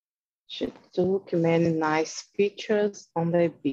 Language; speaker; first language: English; non-native, learner; Portuguese